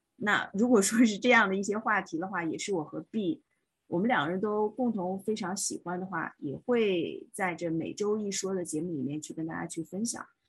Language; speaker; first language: Chinese; native; Chinese